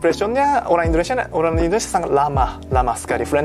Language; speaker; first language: Indonesian; non-native, fluent; Japanese